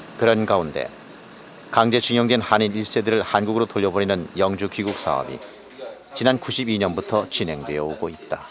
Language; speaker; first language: Korean; native; Korean